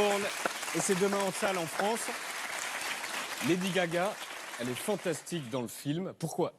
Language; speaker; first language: French; native; French